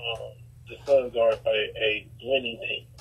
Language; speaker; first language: English; native; English